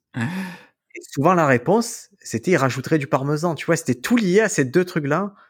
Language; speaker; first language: French; native; French